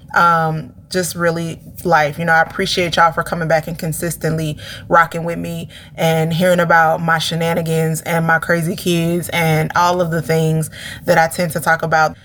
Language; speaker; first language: English; native; English